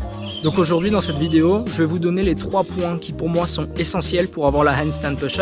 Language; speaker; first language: French; native; French